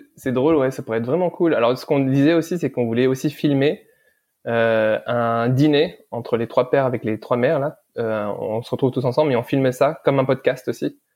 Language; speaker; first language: French; early bilingual, other home language; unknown